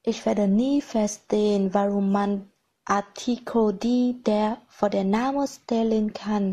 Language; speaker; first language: German; non-native, learner; Vietnamese